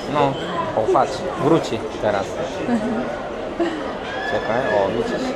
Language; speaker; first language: Polish; non-native, fluent; Turkish